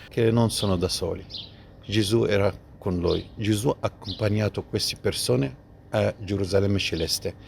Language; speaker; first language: Italian; non-native, fluent; Arabic